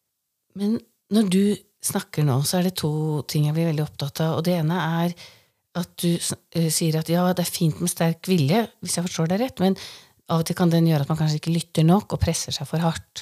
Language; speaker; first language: Norwegian; native; Norwegian